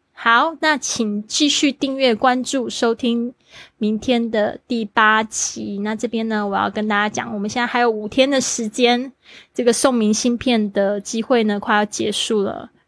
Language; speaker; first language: Chinese; native; Chinese